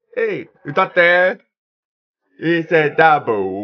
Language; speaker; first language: Japanese; non-native, learner; English